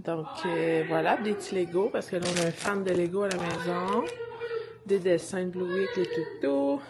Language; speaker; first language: French; native; French